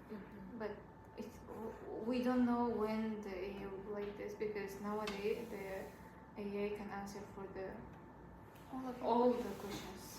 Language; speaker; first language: English; non-native, learner; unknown